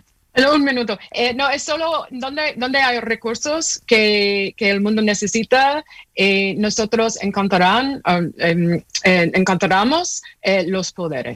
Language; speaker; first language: Spanish; non-native, fluent; English